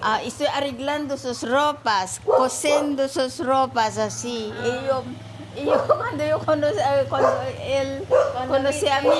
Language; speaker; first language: Spanish; non-native, learner; Filipino